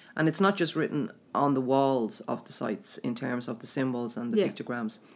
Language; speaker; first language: English; native; English